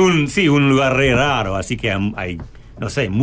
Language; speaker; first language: Spanish; non-native, learner; English